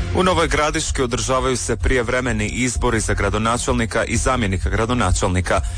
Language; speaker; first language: Croatian; native; Croatian